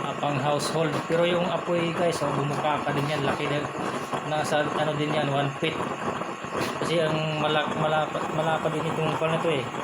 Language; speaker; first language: Filipino; non-native, local second language; Cebuano